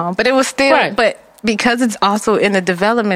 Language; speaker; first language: English; early bilingual, other home language; Jamaican Creole English